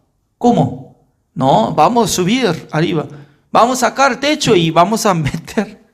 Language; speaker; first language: Spanish; non-native, fluent; Korean